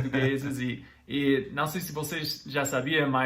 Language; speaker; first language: Portuguese; non-native, fluent; English